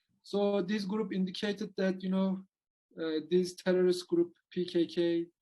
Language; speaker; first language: English; non-native, learner; Turkish